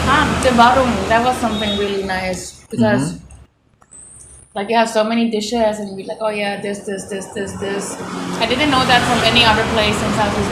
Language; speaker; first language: English; non-native, fluent; Swiss German